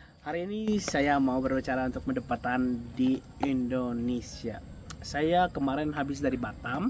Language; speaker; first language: Indonesian; non-native, fluent; Arabic